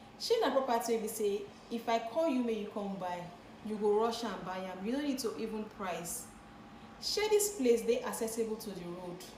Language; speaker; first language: Nigerian Pidgin; non-native, local second language; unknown